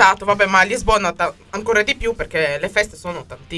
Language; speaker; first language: Italian; native; Italian